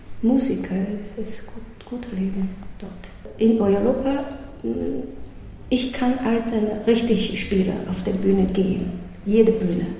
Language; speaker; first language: German; non-native, learner; Chinese